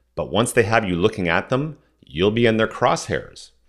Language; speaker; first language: English; non-native, fluent; French